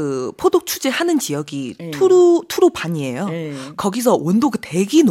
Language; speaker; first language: Korean; non-native, fluent; Chinese